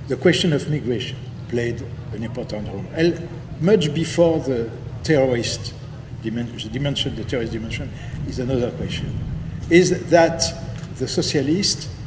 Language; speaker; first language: English; non-native, fluent; French